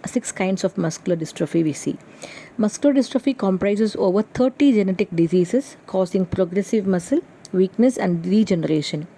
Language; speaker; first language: English; non-native, local second language; Tamil